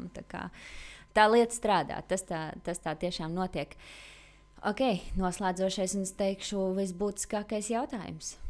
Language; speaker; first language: Latvian; native; Latvian